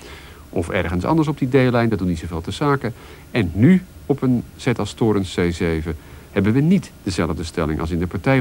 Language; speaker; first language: Dutch; native; Dutch